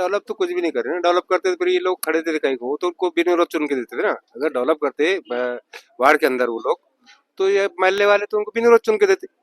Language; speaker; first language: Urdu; non-native, local second language; Marathi